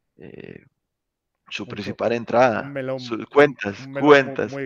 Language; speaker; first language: Spanish; native; Spanish